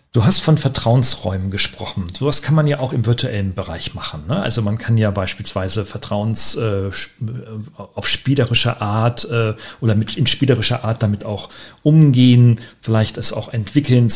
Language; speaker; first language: German; native; German